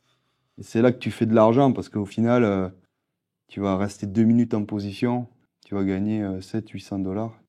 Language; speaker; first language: French; native; French